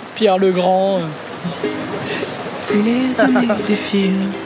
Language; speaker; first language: French; native; French